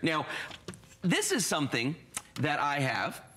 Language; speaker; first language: English; native; English